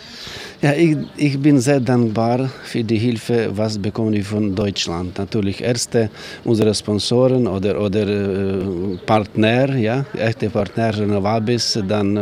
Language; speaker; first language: German; non-native, learner; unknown